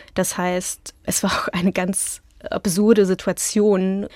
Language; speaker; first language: German; early bilingual, other home language; Russian